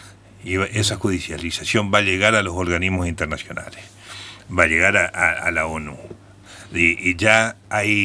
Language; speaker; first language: Spanish; native; Spanish